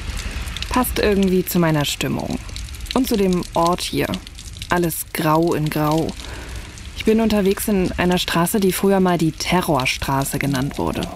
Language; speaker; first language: German; native; German